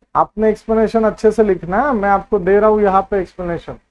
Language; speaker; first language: Hindi; non-native, local second language; Marathi